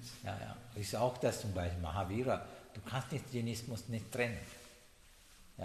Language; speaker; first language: German; non-native, learner; Sinhala